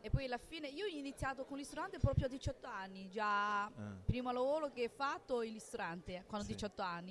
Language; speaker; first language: Italian; non-native, learner; Chinese